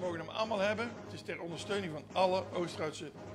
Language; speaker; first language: Dutch; native; Dutch